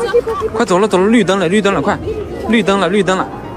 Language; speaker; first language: Chinese; native; Chinese